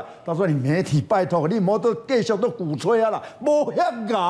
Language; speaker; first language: Chinese; native; Chinese